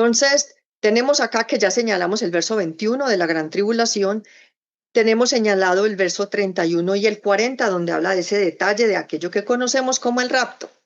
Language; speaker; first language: Spanish; native; Spanish